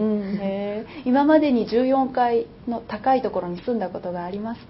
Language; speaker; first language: Japanese; native; Japanese